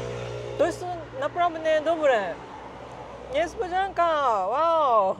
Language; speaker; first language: Polish; non-native, learner; Japanese